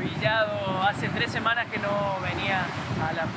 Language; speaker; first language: Spanish; native; Spanish